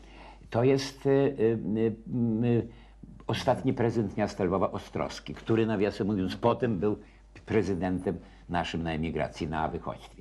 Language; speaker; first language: Polish; native; Polish